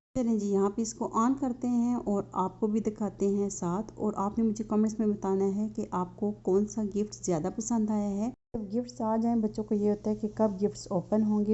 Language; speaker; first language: Urdu; native; Urdu